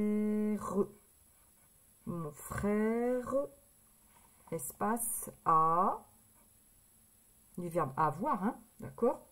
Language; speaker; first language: French; native; French